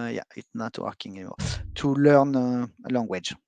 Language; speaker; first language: English; non-native, fluent; French